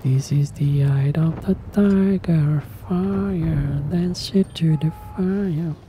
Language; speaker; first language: English; non-native, learner; Italian